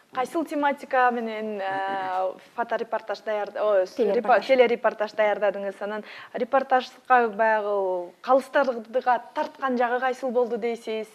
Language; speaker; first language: Kyrgyz; native; Kyrgyz